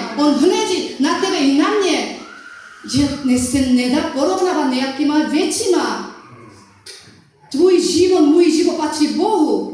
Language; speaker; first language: Czech; non-native, fluent; Korean